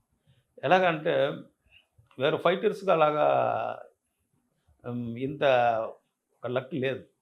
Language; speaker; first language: Telugu; non-native, learner; Tamil